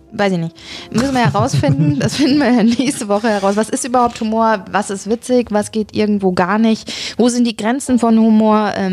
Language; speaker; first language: German; native; German